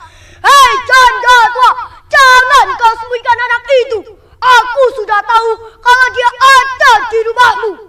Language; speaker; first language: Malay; non-native, local second language; Javanese